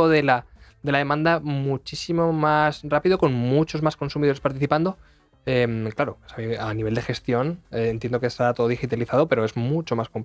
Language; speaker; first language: Spanish; native; Spanish